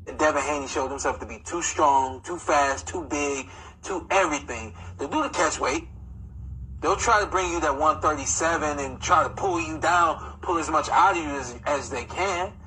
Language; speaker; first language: English; native; English